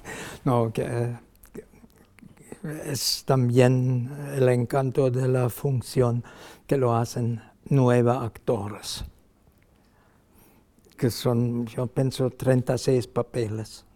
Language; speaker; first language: Spanish; non-native, fluent; German